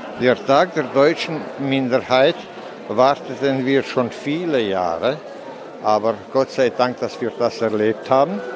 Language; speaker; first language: German; early bilingual, heritage; German